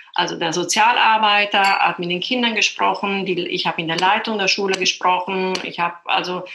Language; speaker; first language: German; non-native, fluent; Italian